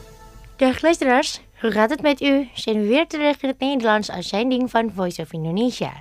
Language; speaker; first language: Dutch; non-native, learner; Indonesian